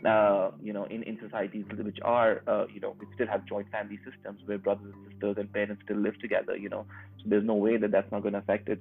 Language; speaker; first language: English; non-native, local second language; Urdu